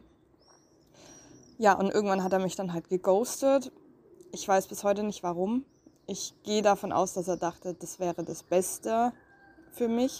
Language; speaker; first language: German; native; German